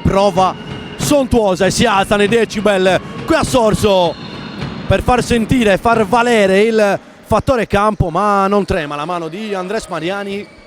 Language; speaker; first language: Italian; native; Italian